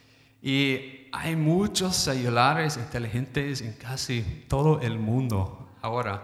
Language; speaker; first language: Spanish; non-native, fluent; English